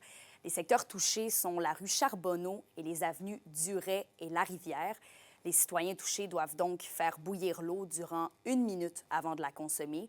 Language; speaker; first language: French; native; French